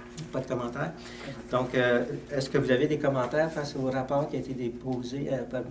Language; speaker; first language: French; native; French